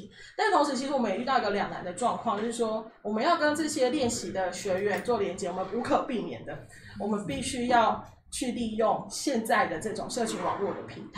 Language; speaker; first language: Chinese; native; Chinese